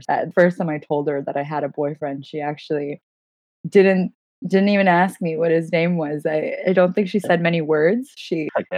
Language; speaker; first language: English; non-native, fluent; Gujarati